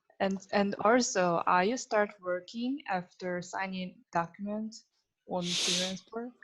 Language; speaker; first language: English; non-native, learner; Korean